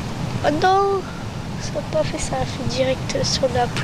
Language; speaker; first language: French; native; French